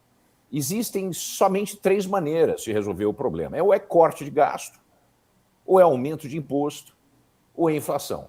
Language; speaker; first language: Portuguese; native; Portuguese